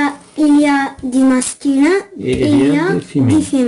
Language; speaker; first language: French; non-native, local second language; Arabic